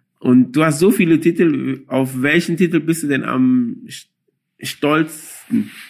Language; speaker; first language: German; early bilingual, other home language; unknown